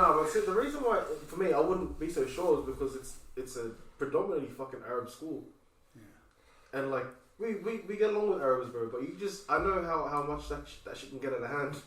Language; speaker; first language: English; native; English